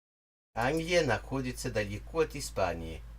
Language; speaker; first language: Russian; non-native, learner; English